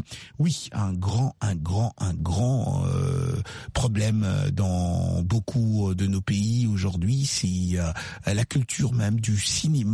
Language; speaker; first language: French; native; French